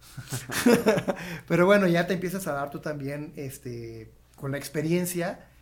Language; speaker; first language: Spanish; native; Spanish